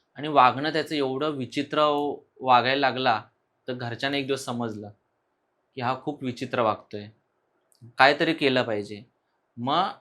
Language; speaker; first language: Marathi; native; Marathi